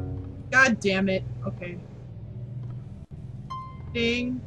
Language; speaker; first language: English; native; English